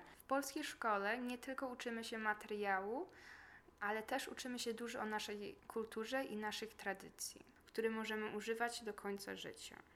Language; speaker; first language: Polish; early bilingual, heritage; Polish